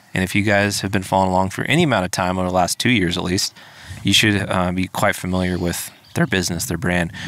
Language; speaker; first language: English; native; English